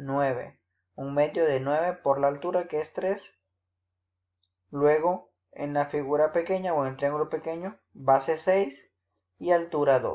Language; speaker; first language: Spanish; native; Spanish